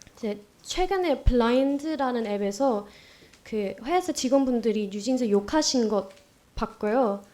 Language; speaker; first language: Korean; non-native, fluent; Vietnamese